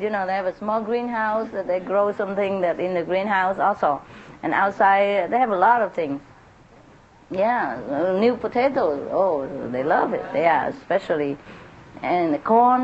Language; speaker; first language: English; non-native, fluent; Vietnamese